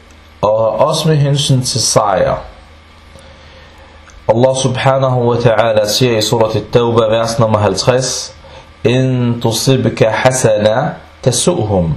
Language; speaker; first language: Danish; non-native, fluent; Arabic